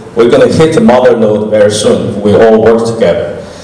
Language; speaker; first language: English; non-native, fluent; Chinese